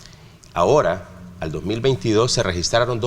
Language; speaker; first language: Spanish; native; Spanish